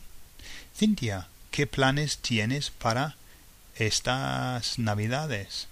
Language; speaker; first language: Spanish; non-native, fluent; English